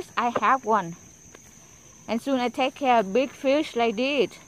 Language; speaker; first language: English; non-native, learner; Vietnamese